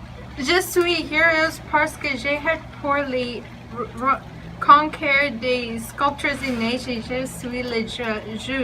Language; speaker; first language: French; non-native, learner; English